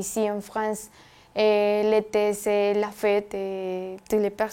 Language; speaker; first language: French; non-native, learner; Spanish